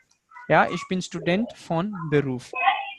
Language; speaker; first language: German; non-native, fluent; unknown